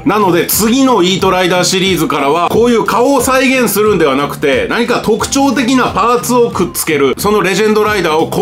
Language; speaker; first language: Japanese; native; Japanese